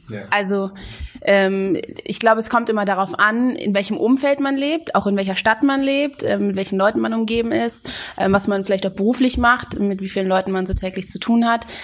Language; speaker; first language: German; native; German